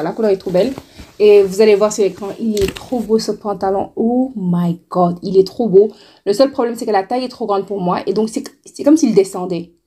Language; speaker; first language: French; non-native, local second language; Wolof